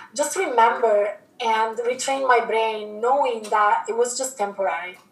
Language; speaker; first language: English; non-native, fluent; Italian